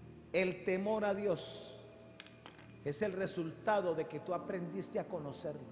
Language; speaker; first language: Spanish; native; Spanish